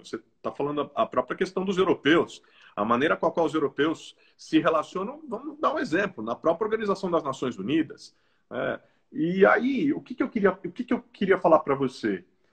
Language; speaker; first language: Portuguese; native; Portuguese